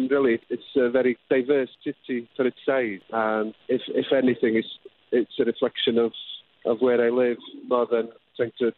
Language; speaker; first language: English; non-native, local second language; Welsh